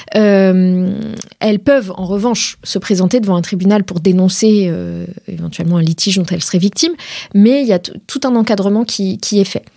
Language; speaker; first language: French; native; French